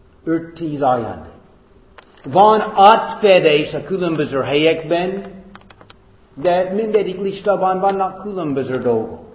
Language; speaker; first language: Hungarian; non-native, fluent; English